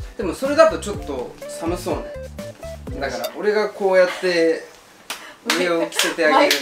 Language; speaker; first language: Japanese; native; Japanese